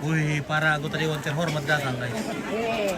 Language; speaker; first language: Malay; non-native, local second language; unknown